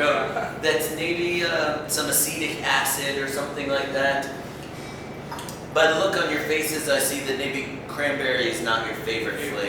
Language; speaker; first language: English; native; English